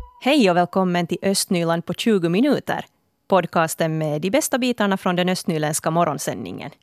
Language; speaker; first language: Swedish; native; Swedish